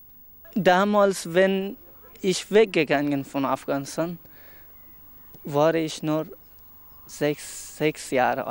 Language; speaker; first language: German; non-native, learner; Persian